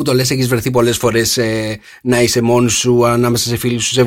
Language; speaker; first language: Greek; native; Greek